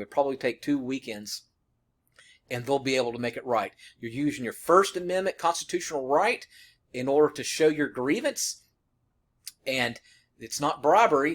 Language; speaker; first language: English; native; English